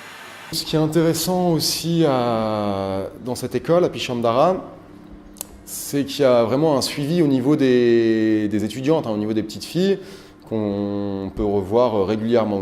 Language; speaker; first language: French; native; French